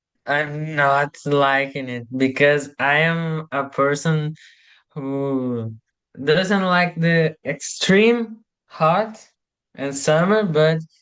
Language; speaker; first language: English; non-native, learner; Portuguese